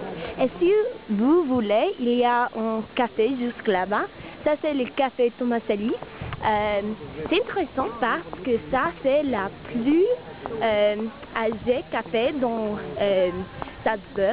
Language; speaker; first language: French; non-native, learner; English